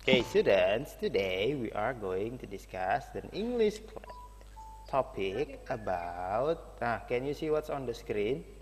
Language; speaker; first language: English; non-native, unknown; Indonesian